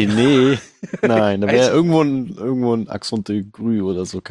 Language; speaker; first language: German; native; German